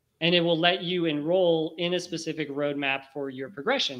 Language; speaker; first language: English; native; English